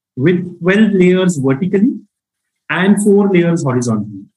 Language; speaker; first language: English; non-native, local second language; Marathi